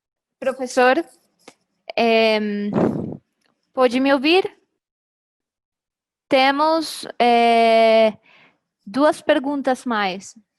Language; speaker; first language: Portuguese; non-native, fluent; Spanish